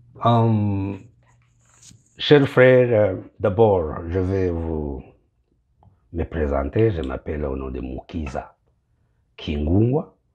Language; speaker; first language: French; non-native, local second language; Kinyarwanda